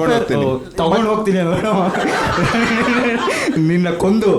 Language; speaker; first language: Kannada; native; Kannada